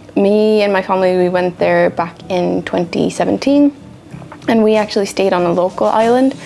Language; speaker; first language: English; non-native, fluent; Swedish